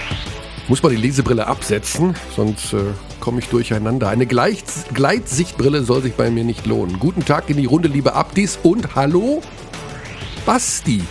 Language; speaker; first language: German; native; German